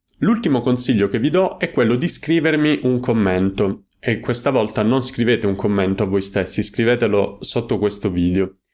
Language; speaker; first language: Italian; native; Italian